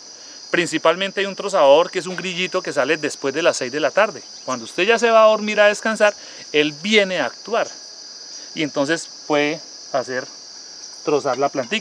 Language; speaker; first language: Spanish; native; Spanish